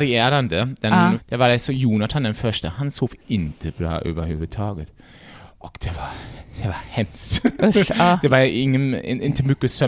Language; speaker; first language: Swedish; non-native, fluent; German